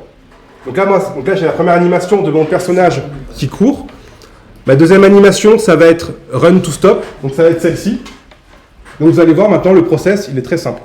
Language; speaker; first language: French; native; French